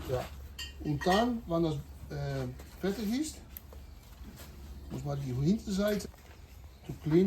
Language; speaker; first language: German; non-native, learner; Dutch